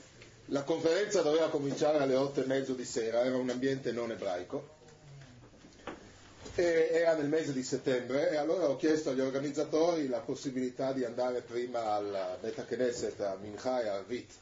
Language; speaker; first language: Italian; native; Italian